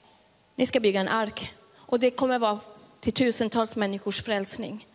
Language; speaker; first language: Swedish; early bilingual, other home language; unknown